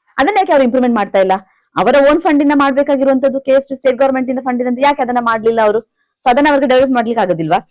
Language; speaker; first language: Kannada; native; Kannada